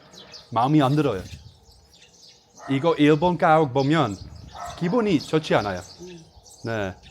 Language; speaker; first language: Korean; non-native, learner; Dutch